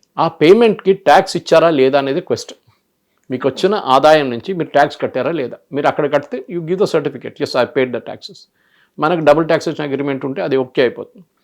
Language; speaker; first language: Telugu; non-native, local second language; Malayalam